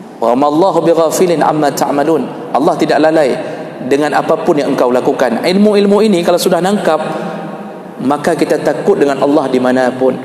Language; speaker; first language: Malay; non-native, local second language; Achinese